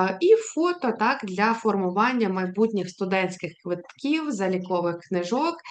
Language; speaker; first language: Ukrainian; native; Ukrainian